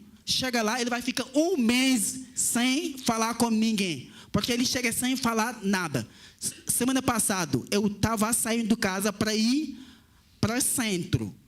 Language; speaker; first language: Portuguese; non-native, learner; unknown